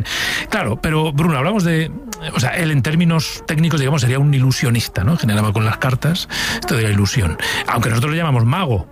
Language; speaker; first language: Spanish; native; Spanish